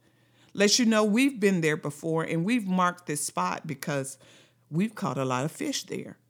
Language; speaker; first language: English; native; English